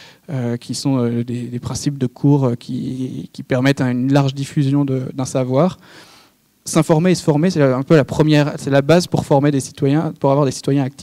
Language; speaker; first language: French; native; French